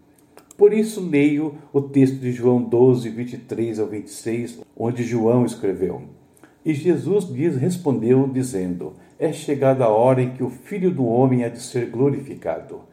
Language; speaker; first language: Portuguese; native; Portuguese